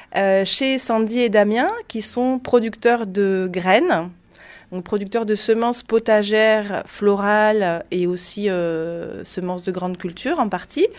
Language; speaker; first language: French; native; French